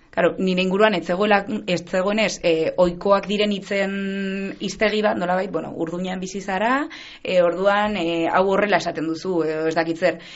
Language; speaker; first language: Basque; non-native, local second language; Spanish